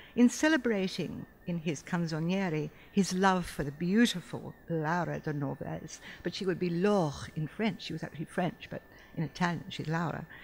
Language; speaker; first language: English; native; English